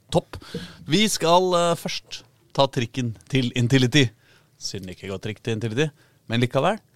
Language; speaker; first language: Norwegian; native; Norwegian